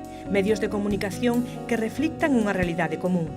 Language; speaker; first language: Galician; native; Galician